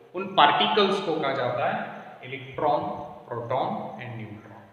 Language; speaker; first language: Hindi; non-native, local second language; Marathi